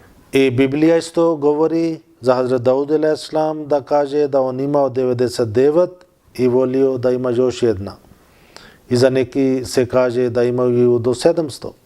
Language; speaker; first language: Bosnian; non-native, learner; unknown